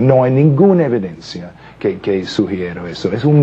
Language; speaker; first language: Spanish; non-native, fluent; English